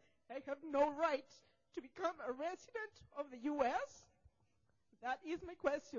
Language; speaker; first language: English; non-native, fluent; Russian